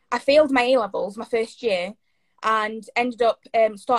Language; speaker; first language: English; native; English